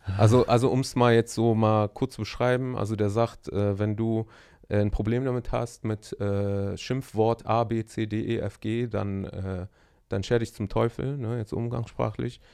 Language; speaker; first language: German; native; German